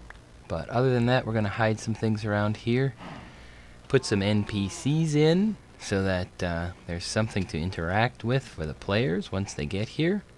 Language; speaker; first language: English; native; English